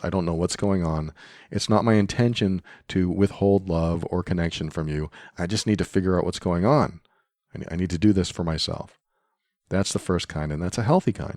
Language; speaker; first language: English; native; English